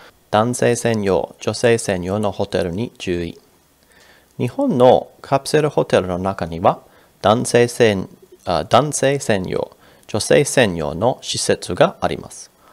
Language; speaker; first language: Japanese; non-native, fluent; English